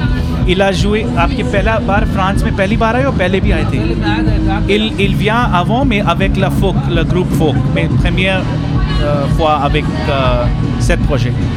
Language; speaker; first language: French; non-native, learner; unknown